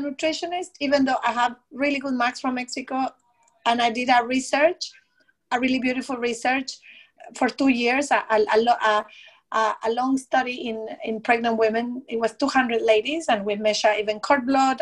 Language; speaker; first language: English; non-native, fluent; Spanish